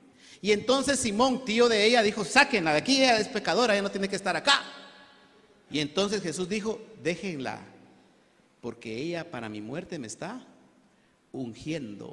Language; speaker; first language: Spanish; native; Spanish